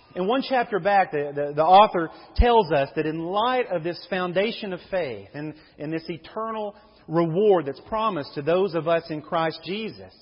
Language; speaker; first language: English; native; English